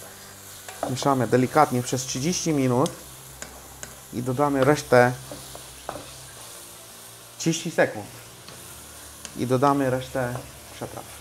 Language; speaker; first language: Polish; non-native, learner; Hindi